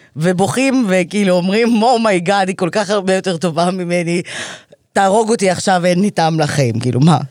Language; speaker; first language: Hebrew; native; Hebrew